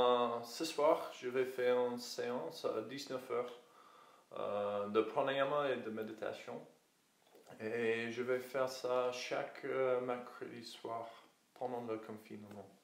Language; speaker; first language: French; non-native, fluent; English